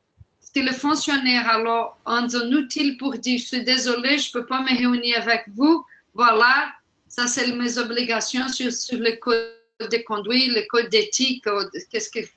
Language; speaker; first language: French; non-native, fluent; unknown